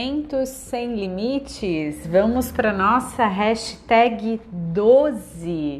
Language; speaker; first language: Portuguese; native; Portuguese